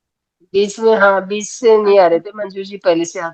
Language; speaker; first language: Hindi; native; Hindi